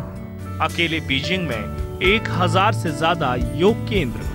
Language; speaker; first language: Hindi; native; Hindi